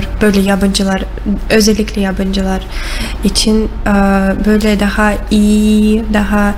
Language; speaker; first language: Turkish; non-native, learner; Russian